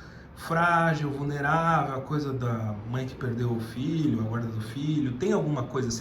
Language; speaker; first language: Portuguese; native; Portuguese